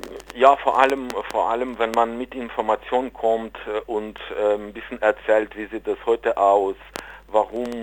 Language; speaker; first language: German; non-native, fluent; Ukrainian